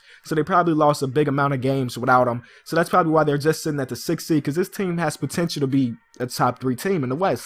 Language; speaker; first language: English; native; English